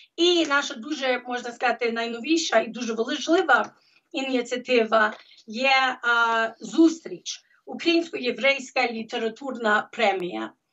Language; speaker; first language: Ukrainian; early bilingual, heritage; Ukrainian